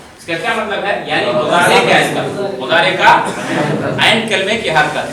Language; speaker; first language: Urdu; non-native, local second language; Bangla